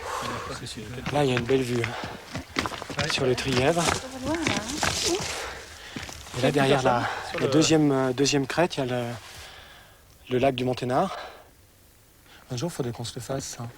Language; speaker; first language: French; native; French